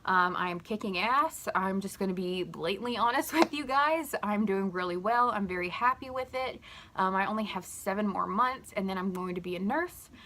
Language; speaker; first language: English; native; English